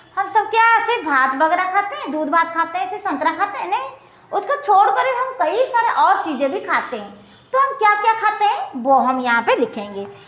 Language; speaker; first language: Hindi; non-native, local second language; Odia